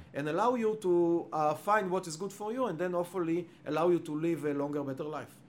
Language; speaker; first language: English; non-native, fluent; Hebrew